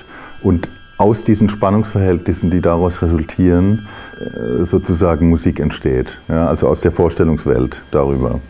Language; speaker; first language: German; native; German